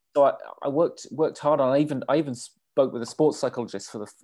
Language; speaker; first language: English; native; English